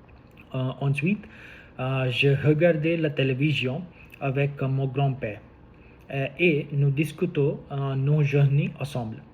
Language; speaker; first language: French; non-native, learner; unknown